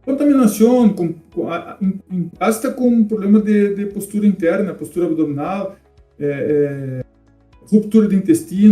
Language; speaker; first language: Spanish; non-native, fluent; Portuguese